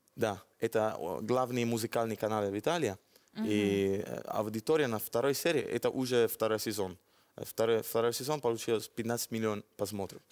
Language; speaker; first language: Russian; non-native, learner; Italian